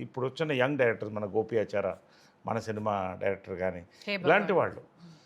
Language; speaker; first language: Telugu; native; Telugu